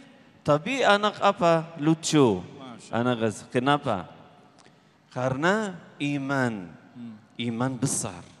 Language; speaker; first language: Indonesian; non-native, learner; Arabic